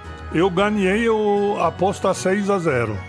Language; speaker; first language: Portuguese; non-native, fluent; German